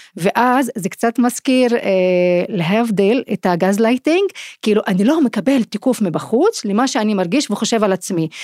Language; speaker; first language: Hebrew; non-native, local second language; Arabic